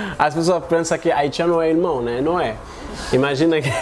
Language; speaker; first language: Portuguese; non-native, learner; Haitian Creole